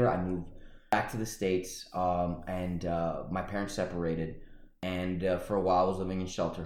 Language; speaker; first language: English; early bilingual, other home language; Spanish